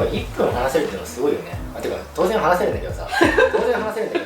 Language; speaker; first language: Japanese; native; Japanese